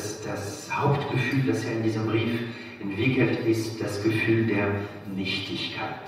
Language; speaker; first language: German; non-native, fluent; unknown